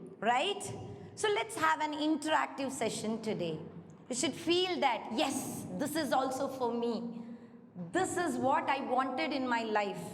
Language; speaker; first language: English; non-native, local second language; Kannada